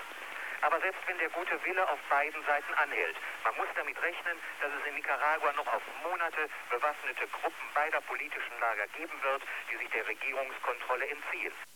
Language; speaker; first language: German; native; German